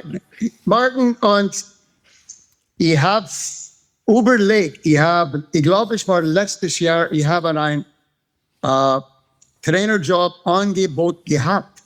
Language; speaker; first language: German; non-native, fluent; English